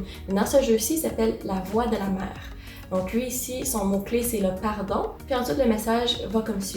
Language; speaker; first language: French; native; French